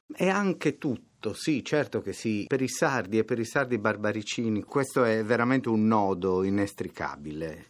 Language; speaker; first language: Italian; non-native, local second language; Sardinian